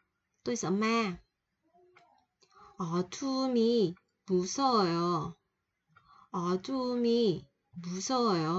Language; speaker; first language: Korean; non-native, fluent; Vietnamese